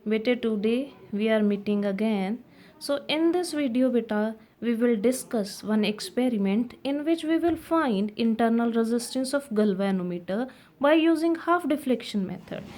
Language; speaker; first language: English; non-native, local second language; Punjabi